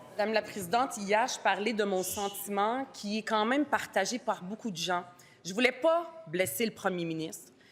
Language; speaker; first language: French; early bilingual, other home language; Arabic